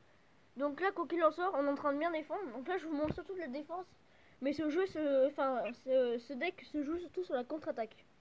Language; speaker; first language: French; native; French